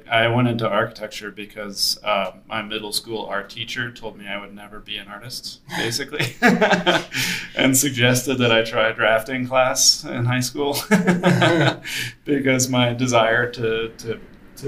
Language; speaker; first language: English; native; English